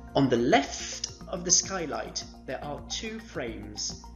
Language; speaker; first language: English; non-native, fluent; French